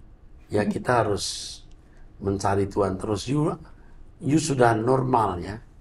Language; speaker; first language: Indonesian; native; Indonesian